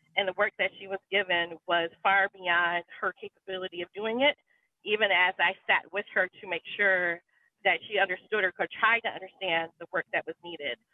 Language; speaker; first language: English; native; English